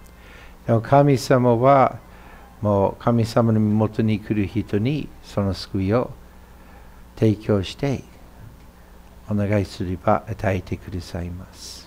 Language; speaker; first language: Japanese; non-native, fluent; English